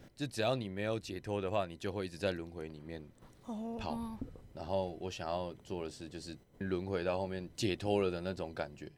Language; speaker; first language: Chinese; non-native, local second language; Min Nan Chinese